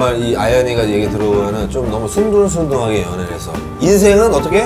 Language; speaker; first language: Korean; native; Korean